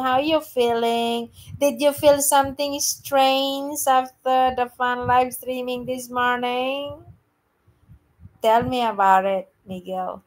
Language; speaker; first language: English; non-native, local second language; Filipino